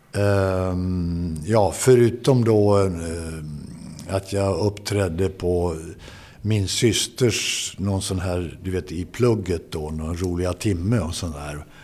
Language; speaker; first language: Swedish; native; Swedish